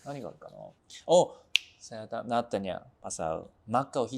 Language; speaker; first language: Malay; non-native, fluent; Japanese